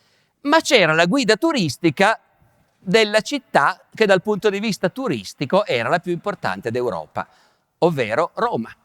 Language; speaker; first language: Italian; native; Italian